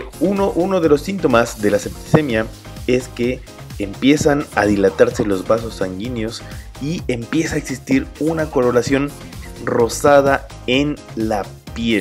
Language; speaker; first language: Spanish; native; Spanish